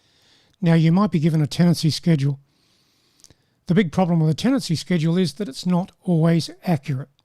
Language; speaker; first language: English; native; English